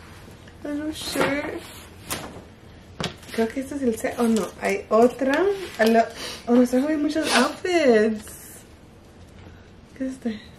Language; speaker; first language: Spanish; early bilingual, heritage; Spanish